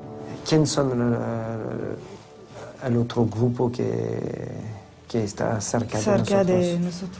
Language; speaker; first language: Spanish; non-native, learner; French